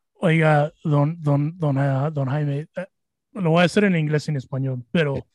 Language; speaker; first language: Spanish; early bilingual, heritage; Spanish